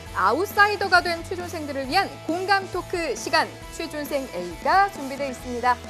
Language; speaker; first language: Korean; native; Korean